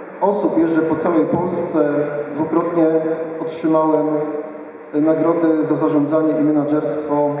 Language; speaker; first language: Polish; native; Polish